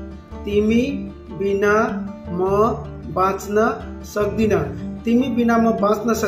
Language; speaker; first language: Nepali; non-native, fluent; Bangla